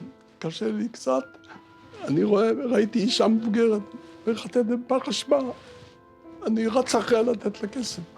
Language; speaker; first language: Hebrew; early bilingual, other home language; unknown